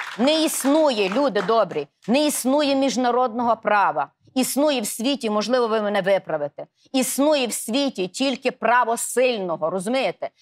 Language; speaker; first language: Ukrainian; native; Ukrainian